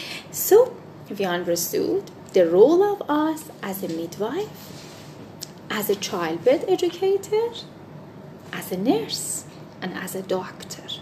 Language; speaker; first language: English; non-native, fluent; Persian